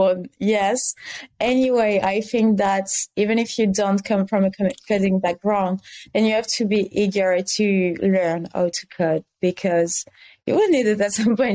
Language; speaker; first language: English; non-native, fluent; French